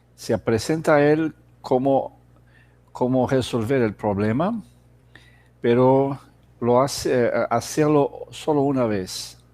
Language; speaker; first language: Spanish; non-native, fluent; Portuguese